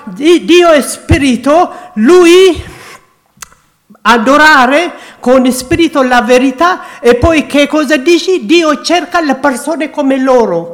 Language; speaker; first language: Italian; non-native, learner; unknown